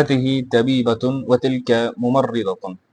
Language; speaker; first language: Arabic; non-native, fluent; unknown